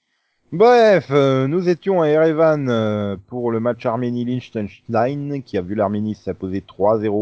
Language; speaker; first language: French; native; French